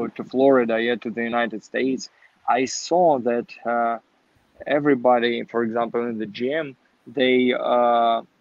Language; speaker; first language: English; non-native, learner; Ukrainian